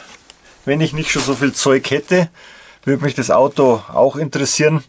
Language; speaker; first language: German; native; German